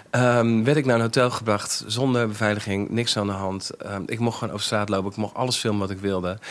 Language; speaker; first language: Dutch; native; Dutch